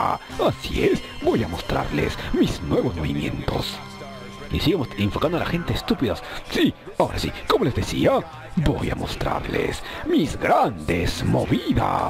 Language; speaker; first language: Spanish; native; Spanish